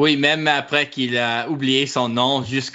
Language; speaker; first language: French; non-native, learner; English